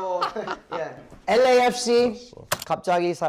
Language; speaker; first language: Korean; non-native, learner; English